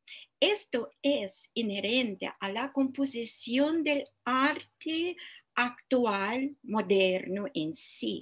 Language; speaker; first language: Spanish; non-native, fluent; Russian